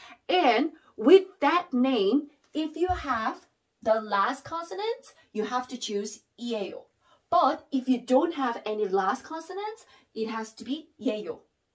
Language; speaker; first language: English; non-native, learner; Korean